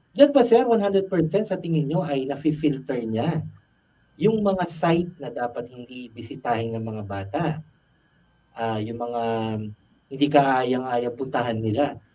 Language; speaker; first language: Filipino; native; Filipino